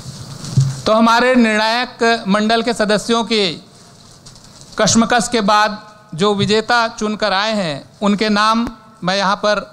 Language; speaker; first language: Hindi; native; Hindi